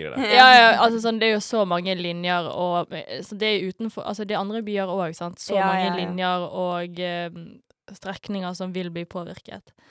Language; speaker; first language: Norwegian; early bilingual, other home language; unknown